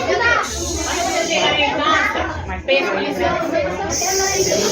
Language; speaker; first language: Portuguese; non-native, learner; Spanish